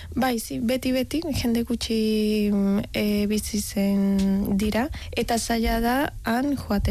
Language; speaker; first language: Basque; non-native, learner; Spanish